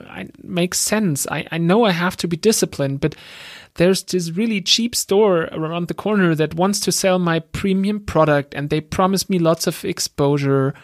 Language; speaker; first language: English; non-native, fluent; German